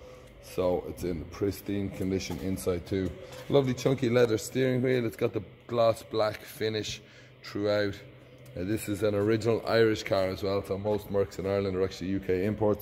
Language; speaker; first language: English; native; English